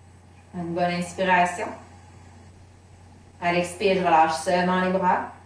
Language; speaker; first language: French; native; French